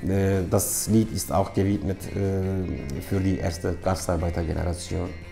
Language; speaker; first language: German; non-native, fluent; Turkish